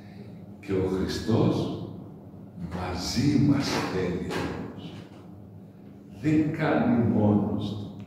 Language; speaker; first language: Greek; native; Greek